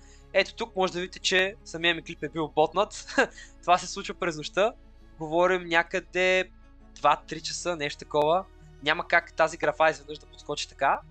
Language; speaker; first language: Bulgarian; native; Bulgarian